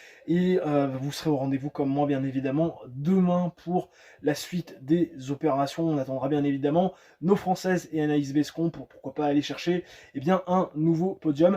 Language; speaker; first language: French; native; French